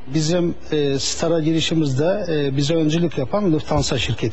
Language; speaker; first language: Turkish; native; Turkish